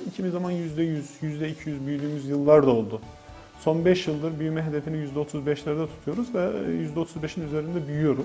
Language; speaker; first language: Turkish; native; Turkish